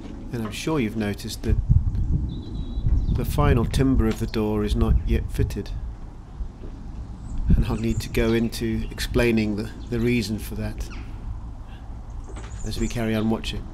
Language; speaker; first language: English; native; English